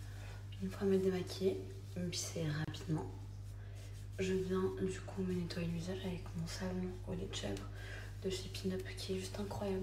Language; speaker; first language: French; native; French